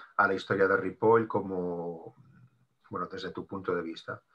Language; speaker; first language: Spanish; non-native, local second language; Catalan